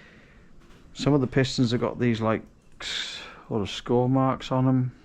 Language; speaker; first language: English; native; English